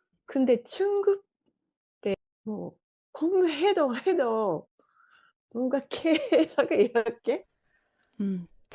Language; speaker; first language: Korean; non-native, fluent; Japanese